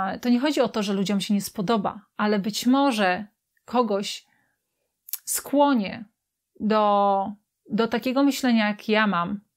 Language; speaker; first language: Polish; native; Polish